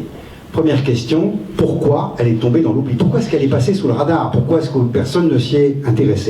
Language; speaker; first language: French; native; French